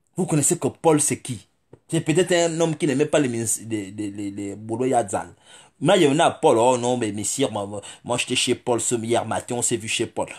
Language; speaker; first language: French; non-native, local second language; Fang